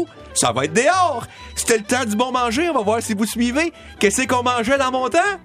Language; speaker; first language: French; native; French